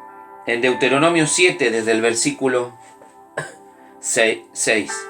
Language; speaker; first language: Spanish; native; Spanish